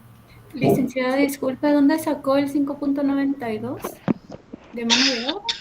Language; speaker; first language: Spanish; native; Spanish